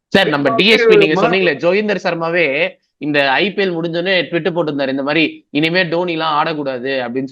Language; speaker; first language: Tamil; native; Tamil